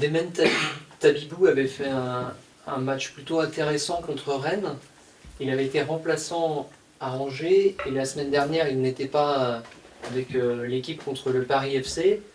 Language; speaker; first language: French; native; French